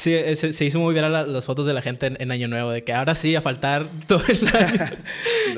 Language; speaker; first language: Spanish; native; Spanish